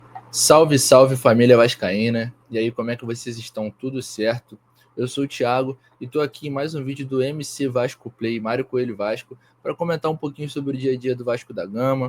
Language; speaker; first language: Portuguese; native; Portuguese